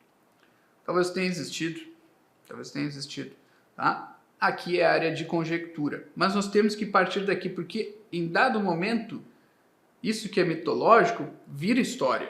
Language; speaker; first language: Portuguese; native; Portuguese